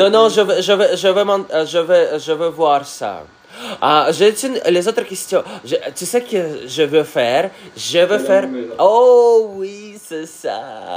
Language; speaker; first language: French; non-native, learner; Russian